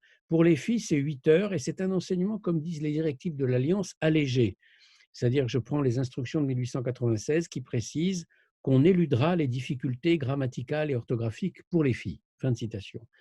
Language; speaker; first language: French; native; French